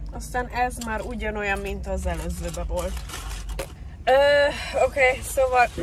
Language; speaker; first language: Hungarian; non-native, fluent; English